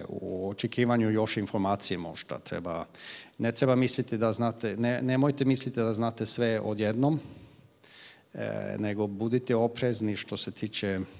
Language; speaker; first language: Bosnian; non-native, fluent; Swedish